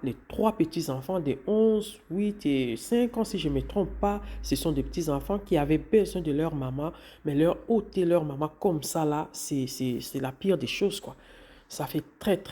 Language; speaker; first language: French; non-native, local second language; Lingala